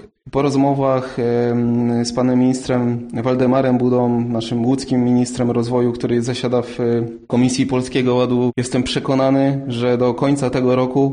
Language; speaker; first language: Polish; native; Polish